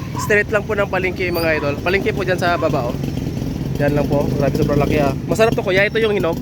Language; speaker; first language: Filipino; non-native, local second language; Cebuano